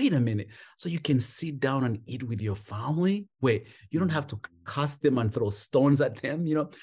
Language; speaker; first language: English; non-native, local second language; Kinyarwanda